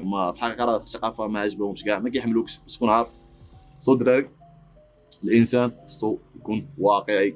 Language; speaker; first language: Arabic; native; Arabic